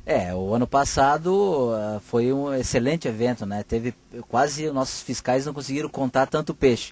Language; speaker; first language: Portuguese; native; Portuguese